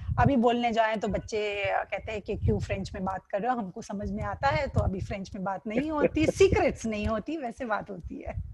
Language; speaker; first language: Hindi; non-native, local second language; Gujarati